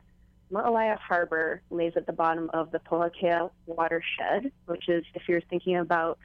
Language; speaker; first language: English; native; English